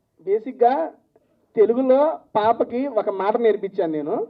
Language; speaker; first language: Telugu; native; Telugu